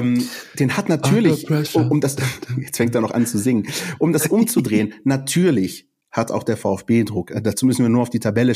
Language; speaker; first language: German; native; German